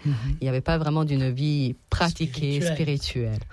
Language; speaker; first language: French; non-native, fluent; Serbian